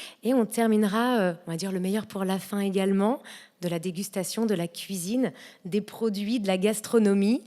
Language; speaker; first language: French; native; French